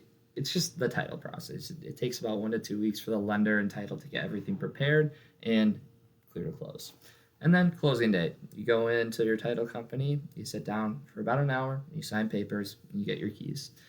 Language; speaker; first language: English; native; English